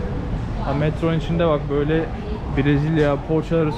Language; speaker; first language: Turkish; native; Turkish